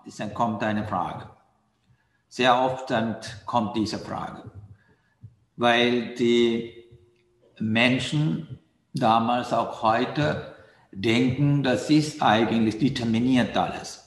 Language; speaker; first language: German; non-native, learner; Sinhala